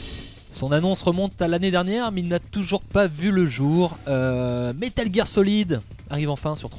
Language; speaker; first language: French; native; French